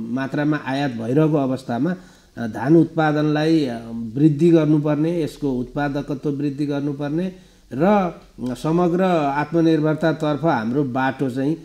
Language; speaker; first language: Nepali; native; Nepali